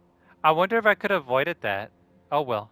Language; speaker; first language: English; native; English